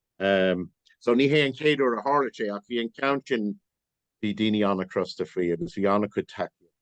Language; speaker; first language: Irish; non-native, local second language; English